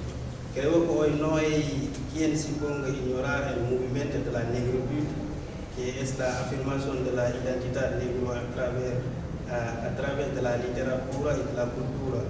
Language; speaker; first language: Spanish; non-native, learner; Wolof